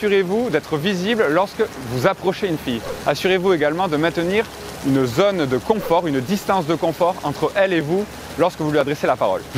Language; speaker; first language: French; native; French